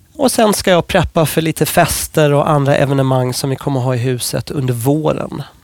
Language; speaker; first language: Swedish; non-native, fluent; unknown